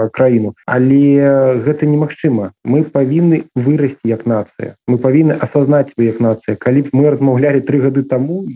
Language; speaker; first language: Belarusian; non-native, local second language; Russian